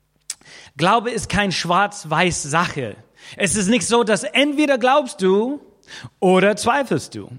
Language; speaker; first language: German; non-native, fluent; English